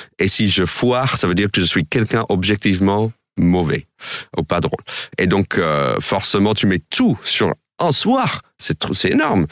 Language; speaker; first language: French; non-native, fluent; English